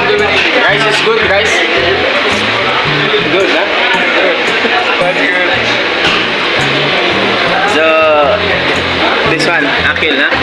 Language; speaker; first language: English; non-native, learner; Filipino